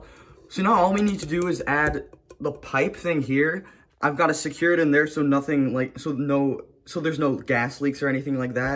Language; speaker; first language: English; native; English